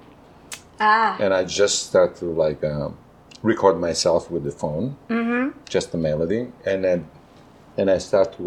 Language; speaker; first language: English; non-native, learner; Italian